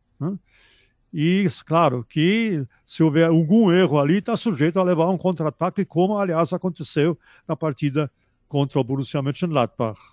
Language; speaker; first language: Portuguese; early bilingual, other home language; German